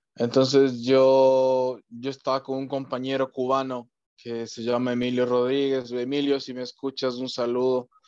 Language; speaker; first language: Spanish; native; Spanish